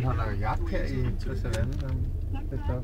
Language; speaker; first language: Danish; native; Danish